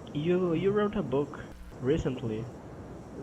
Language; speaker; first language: English; non-native, fluent; Portuguese